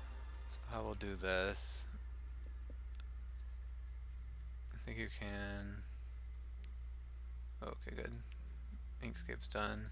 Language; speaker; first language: English; native; English